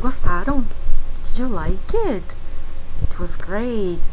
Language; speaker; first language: English; non-native, fluent; Portuguese